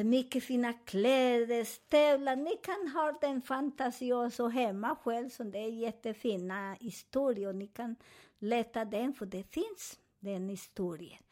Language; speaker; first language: Swedish; non-native, fluent; Spanish